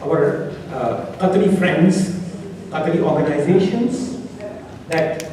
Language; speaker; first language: English; non-native, local second language; Urdu